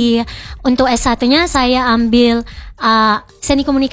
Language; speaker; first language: Indonesian; non-native, fluent; Filipino